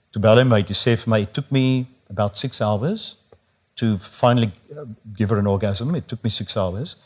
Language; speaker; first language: English; non-native, local second language; Afrikaans